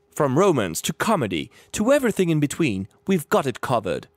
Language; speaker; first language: Portuguese; non-native, fluent; French